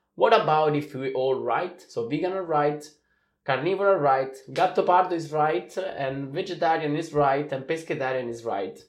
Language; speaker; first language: English; non-native, fluent; Italian